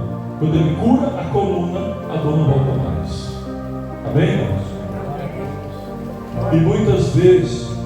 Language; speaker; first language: Portuguese; native; Portuguese